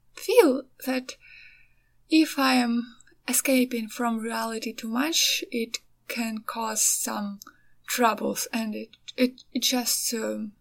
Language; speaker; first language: English; non-native, fluent; Ukrainian